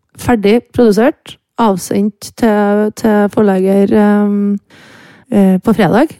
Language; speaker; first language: Norwegian; native; Norwegian